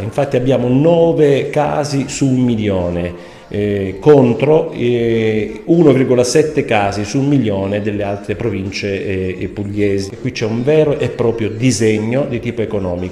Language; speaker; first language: Italian; native; Italian